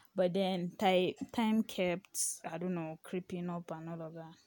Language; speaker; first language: English; non-native, local second language; Yoruba